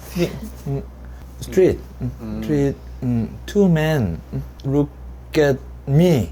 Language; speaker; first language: English; non-native, learner; Korean